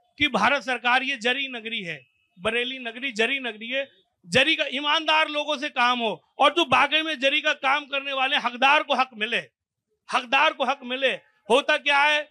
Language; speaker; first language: Hindi; native; Hindi